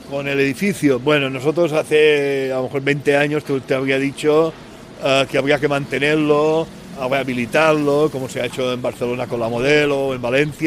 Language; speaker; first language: Spanish; native; Spanish